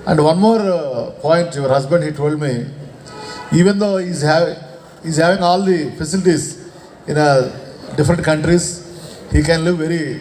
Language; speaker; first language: English; non-native, local second language; Telugu